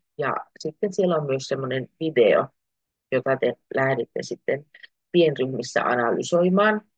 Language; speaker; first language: Finnish; native; Finnish